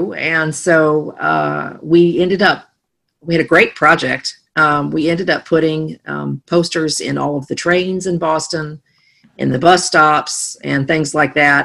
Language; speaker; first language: English; native; English